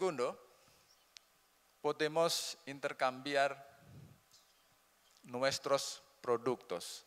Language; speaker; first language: Spanish; non-native, learner; Indonesian